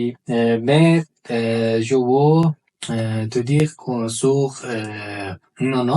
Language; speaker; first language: French; non-native, learner; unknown